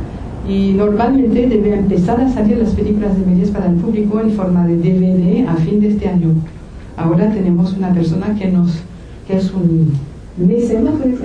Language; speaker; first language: Spanish; non-native, fluent; French